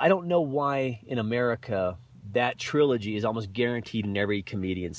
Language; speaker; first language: English; native; English